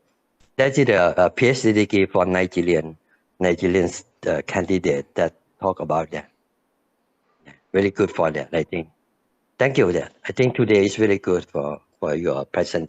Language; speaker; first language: English; non-native, learner; Thai